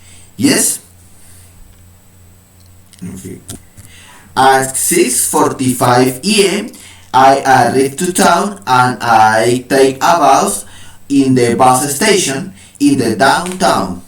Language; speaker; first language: English; non-native, learner; Spanish